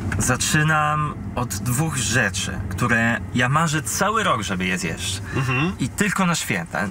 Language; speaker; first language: Polish; non-native, fluent; Italian